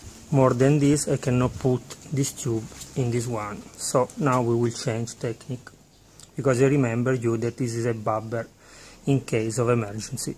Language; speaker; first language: English; non-native, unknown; Italian